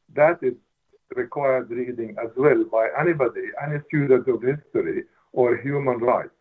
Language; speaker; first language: English; non-native, fluent; Arabic